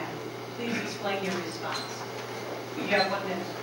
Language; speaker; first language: English; native; English